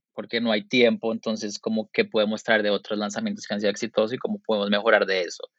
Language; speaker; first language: Spanish; native; Spanish